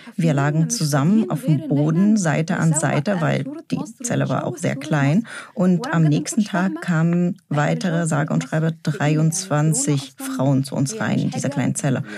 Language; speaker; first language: German; non-native, fluent; Arabic